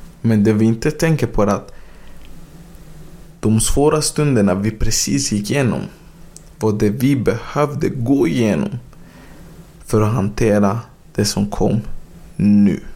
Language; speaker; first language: Swedish; early bilingual, other home language; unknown